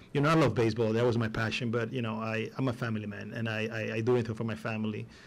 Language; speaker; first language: English; non-native, fluent; Spanish